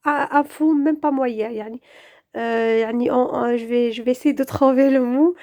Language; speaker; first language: French; non-native, local second language; Arabic